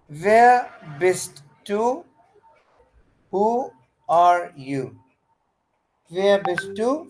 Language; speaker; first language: German; non-native, learner; Hindi